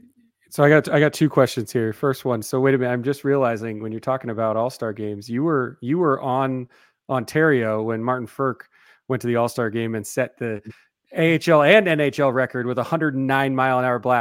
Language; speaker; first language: English; native; English